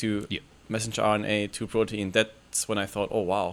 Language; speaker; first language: English; non-native, fluent; German